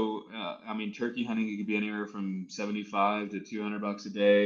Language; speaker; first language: English; native; English